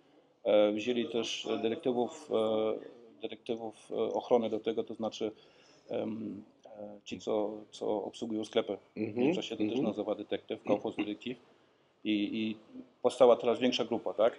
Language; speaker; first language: Polish; early bilingual, heritage; Polish